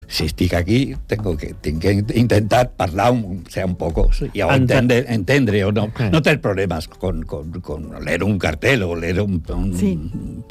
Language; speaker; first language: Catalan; non-native, local second language; Spanish